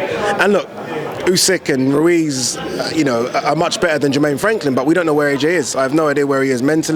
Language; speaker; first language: English; native; English